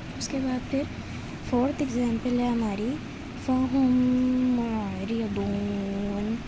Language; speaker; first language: Urdu; native; Urdu